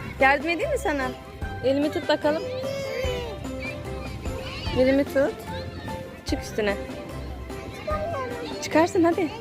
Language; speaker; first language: Turkish; native; Turkish